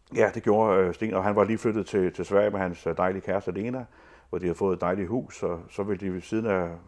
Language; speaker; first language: Danish; native; Danish